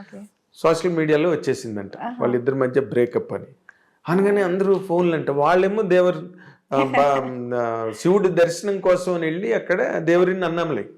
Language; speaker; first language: Telugu; native; Telugu